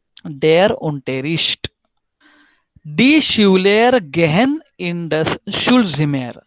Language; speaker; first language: German; non-native, fluent; Hindi